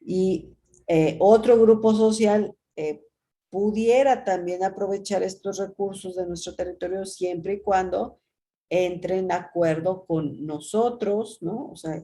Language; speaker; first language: Spanish; native; Spanish